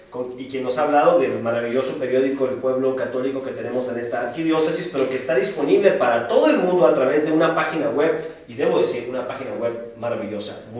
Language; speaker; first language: Spanish; native; Spanish